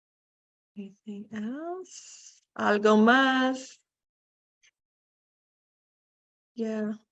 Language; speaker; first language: Spanish; non-native, learner; English